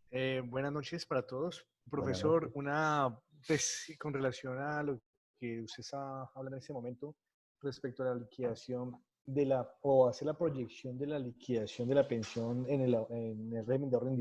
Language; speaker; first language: Spanish; native; Spanish